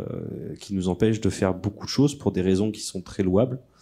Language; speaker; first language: French; native; French